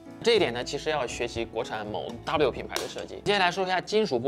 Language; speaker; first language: Chinese; native; Chinese